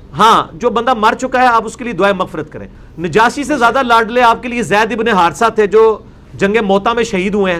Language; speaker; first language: Urdu; non-native, local second language; Punjabi